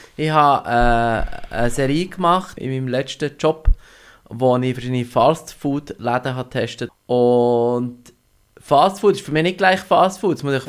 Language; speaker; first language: German; native; German